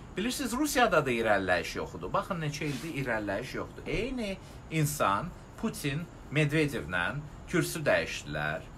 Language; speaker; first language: Azerbaijani; non-native, local second language; Russian